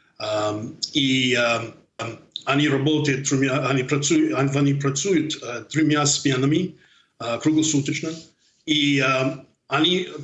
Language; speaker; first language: Ukrainian; non-native, learner; English